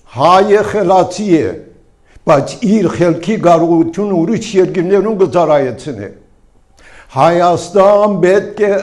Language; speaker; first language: Armenian; early bilingual, heritage; Armenian